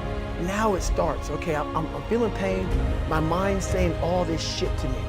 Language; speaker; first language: English; native; English